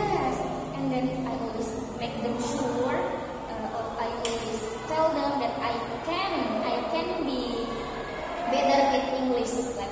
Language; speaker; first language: English; non-native, learner; Indonesian